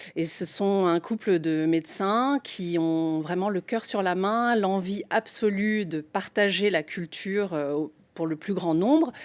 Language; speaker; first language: French; non-native, fluent; English